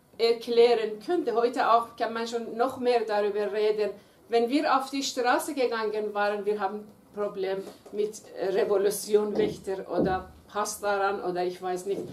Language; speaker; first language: German; non-native, fluent; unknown